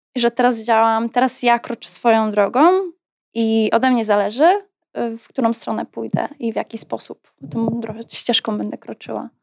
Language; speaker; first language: Polish; native; Polish